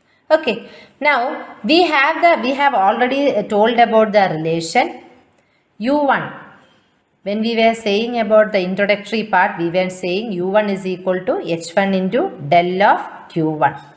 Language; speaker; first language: English; non-native, local second language; Malayalam